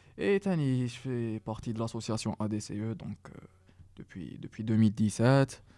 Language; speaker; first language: French; non-native, local second language; Arabic